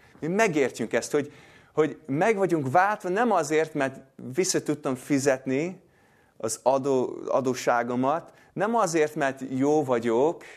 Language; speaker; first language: Hungarian; non-native, fluent; English